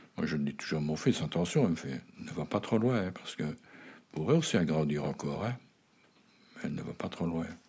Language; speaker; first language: French; native; French